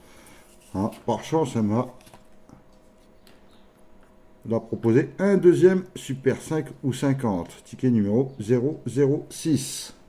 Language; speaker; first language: French; native; French